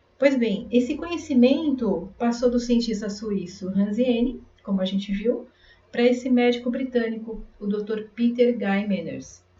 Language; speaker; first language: Portuguese; native; Portuguese